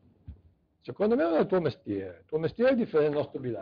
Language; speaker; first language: Italian; native; Italian